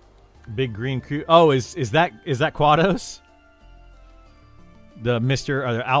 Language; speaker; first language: English; native; English